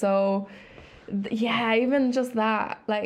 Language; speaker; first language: English; native; English